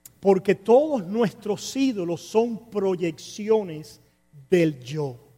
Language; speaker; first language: Spanish; native; Spanish